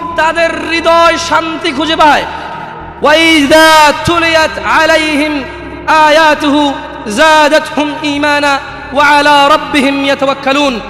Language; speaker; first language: Bangla; early bilingual, heritage; Bangla